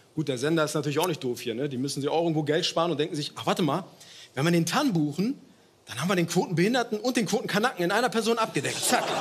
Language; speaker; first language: German; early bilingual, other home language; Turkish